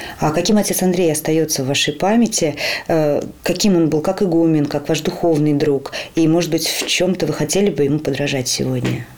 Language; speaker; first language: Russian; native; Russian